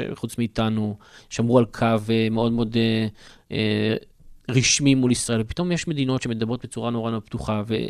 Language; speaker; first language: Hebrew; native; Hebrew